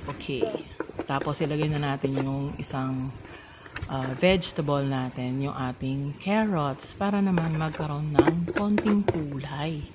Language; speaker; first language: Filipino; non-native, local second language; Pampanga